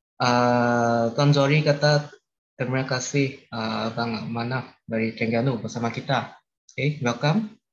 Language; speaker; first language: Malay; non-native, local second language; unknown